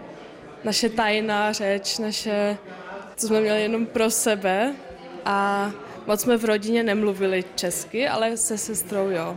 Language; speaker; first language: Czech; early bilingual, heritage; German